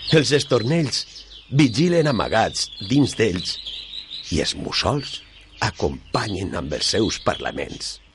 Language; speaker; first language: Catalan; non-native, local second language; Spanish